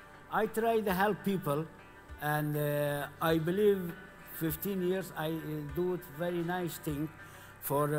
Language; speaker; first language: English; non-native, learner; Kurdish